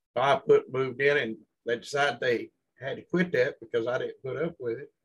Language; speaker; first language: English; native; English